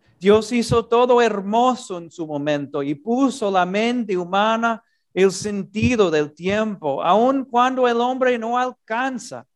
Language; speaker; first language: Spanish; non-native, fluent; English